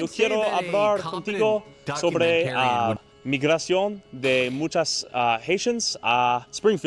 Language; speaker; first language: Spanish; non-native, learner; English